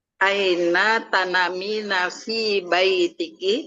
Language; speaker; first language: Arabic; non-native, learner; Indonesian